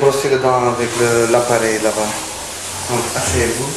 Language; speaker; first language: French; non-native, learner; Turkish